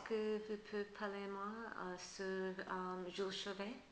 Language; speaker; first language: French; non-native, learner; English